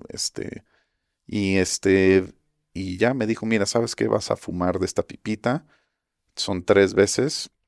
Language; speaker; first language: Spanish; early bilingual, heritage; Spanish